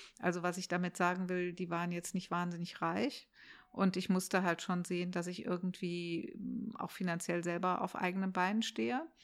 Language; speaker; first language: German; early bilingual, heritage; German